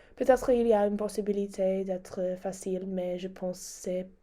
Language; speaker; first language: French; non-native, learner; English